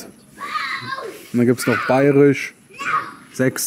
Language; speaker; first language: German; native; German